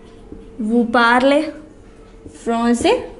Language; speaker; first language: French; non-native, fluent; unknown